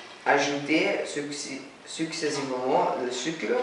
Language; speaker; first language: French; non-native, learner; Dutch